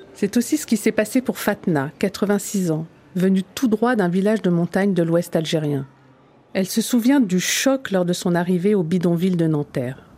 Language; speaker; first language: French; native; French